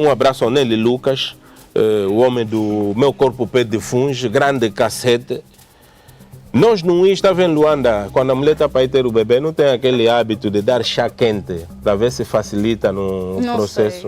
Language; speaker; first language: Portuguese; native; Portuguese